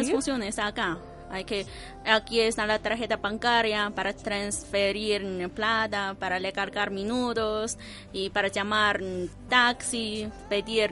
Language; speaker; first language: Spanish; non-native, fluent; Chinese